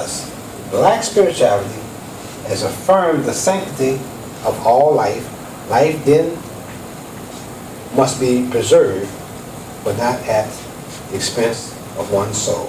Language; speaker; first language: English; native; English